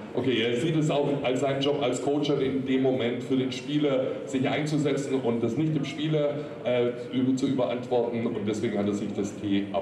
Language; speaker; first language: German; native; German